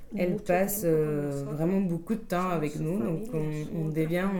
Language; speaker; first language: French; non-native, fluent; Spanish